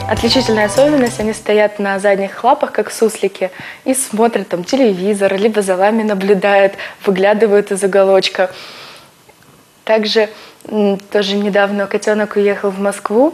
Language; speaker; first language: Russian; native; Russian